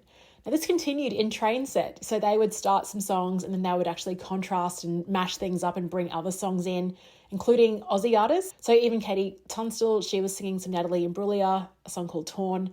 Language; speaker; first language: English; native; English